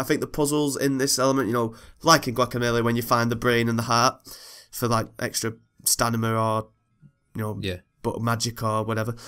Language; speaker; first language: English; native; English